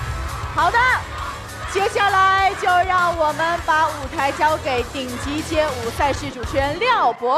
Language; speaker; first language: Chinese; native; Chinese